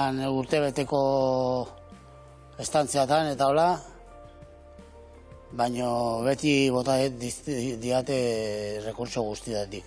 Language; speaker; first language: Basque; native; Basque